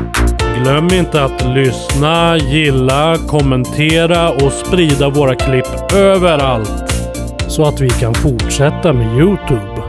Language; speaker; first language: Swedish; native; Swedish